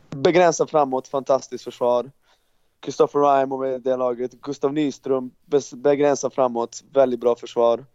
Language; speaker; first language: Swedish; non-native, fluent; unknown